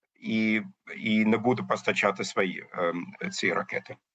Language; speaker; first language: Ukrainian; non-native, fluent; German